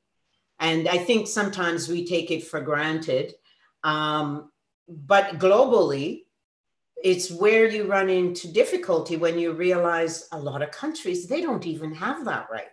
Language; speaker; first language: English; native; English